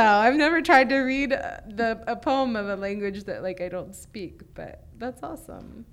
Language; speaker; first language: English; native; English